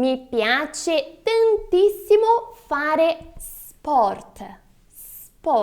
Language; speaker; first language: Italian; non-native, fluent; Portuguese